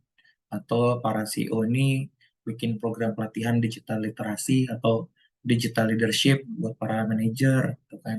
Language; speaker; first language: Indonesian; native; Indonesian